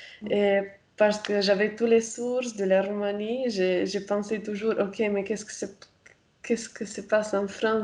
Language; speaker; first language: French; non-native, fluent; Romanian